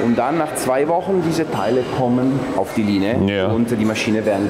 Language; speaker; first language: German; non-native, fluent; Italian